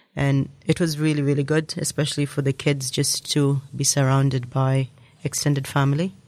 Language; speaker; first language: English; native; English